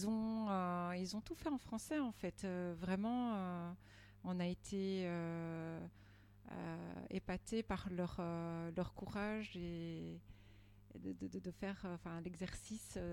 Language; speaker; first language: French; native; French